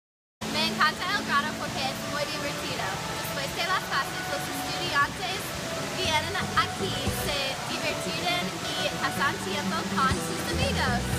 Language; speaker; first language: Spanish; non-native, learner; English